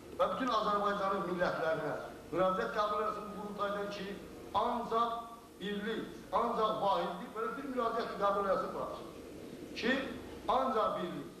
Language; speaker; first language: Azerbaijani; non-native, local second language; Talysh